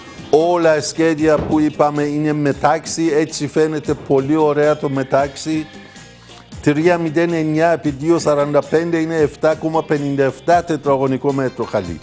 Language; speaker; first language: Greek; non-native, learner; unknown